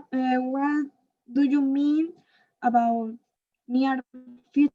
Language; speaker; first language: English; non-native, learner; Spanish